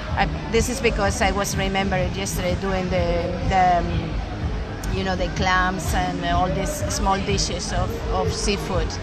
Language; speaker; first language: English; non-native, fluent; Spanish